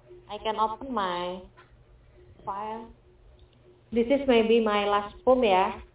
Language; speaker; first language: English; non-native, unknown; Indonesian